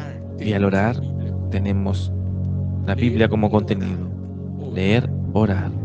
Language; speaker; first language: Spanish; non-native, fluent; Portuguese